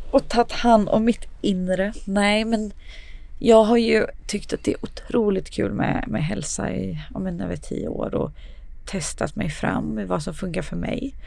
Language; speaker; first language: Swedish; early bilingual, other home language; Serbian